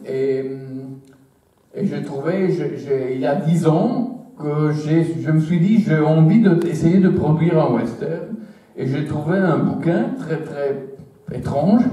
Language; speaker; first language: French; non-native, fluent; Italian